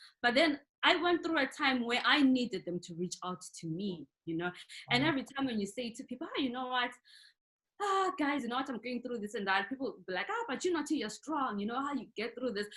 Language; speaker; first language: English; non-native, local second language; North Ndebele